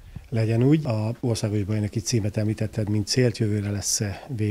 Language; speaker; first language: Hungarian; native; Hungarian